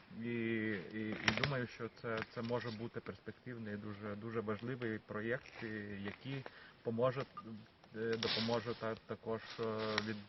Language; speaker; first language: Ukrainian; non-native, fluent; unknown